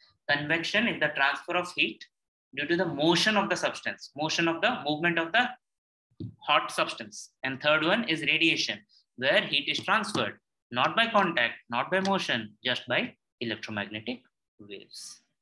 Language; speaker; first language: English; non-native, local second language; Hindi